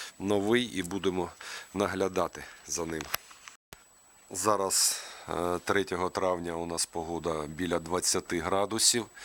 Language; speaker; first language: Ukrainian; native; Ukrainian